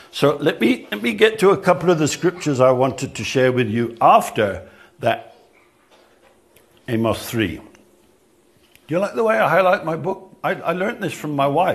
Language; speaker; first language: English; native; English